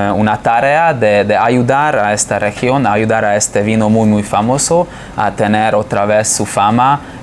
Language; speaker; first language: Spanish; non-native, fluent; Hungarian